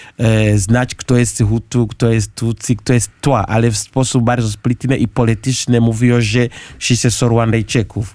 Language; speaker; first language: Polish; non-native, learner; Kinyarwanda